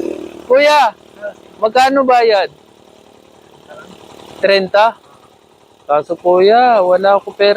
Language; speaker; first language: Filipino; non-native, learner; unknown